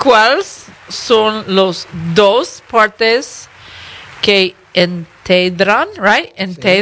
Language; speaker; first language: Spanish; early bilingual, other home language; English